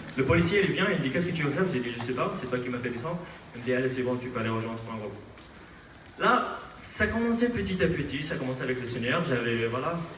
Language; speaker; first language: French; non-native, fluent; Aramaic